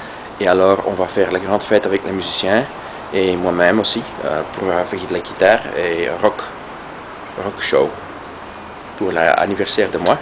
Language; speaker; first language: French; non-native, local second language; Dutch